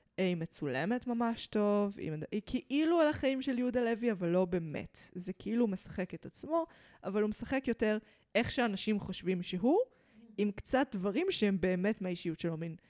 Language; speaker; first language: Hebrew; early bilingual, other home language; English